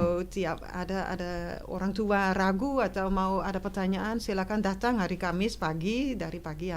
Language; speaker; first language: Indonesian; non-native, fluent; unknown